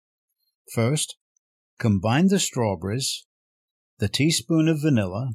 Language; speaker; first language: English; native; English